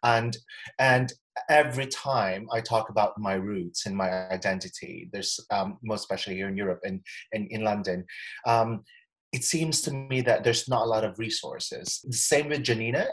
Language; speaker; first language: English; non-native, local second language; Cebuano